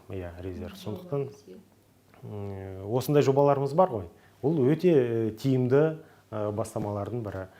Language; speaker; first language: Kazakh; non-native, local second language; Russian